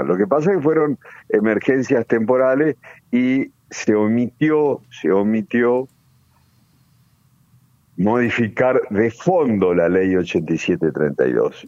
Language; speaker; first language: Spanish; native; Spanish